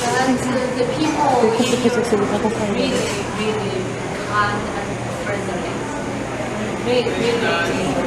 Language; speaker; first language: English; non-native, learner; Chinese